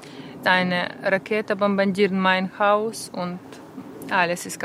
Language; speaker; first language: German; non-native, learner; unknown